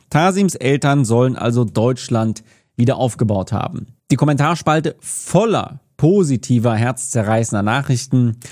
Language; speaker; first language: German; native; German